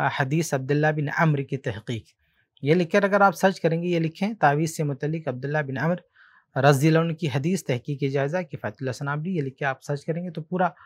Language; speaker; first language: Hindi; native; Hindi